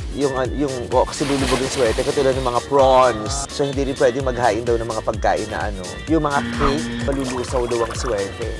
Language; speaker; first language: Filipino; native; Filipino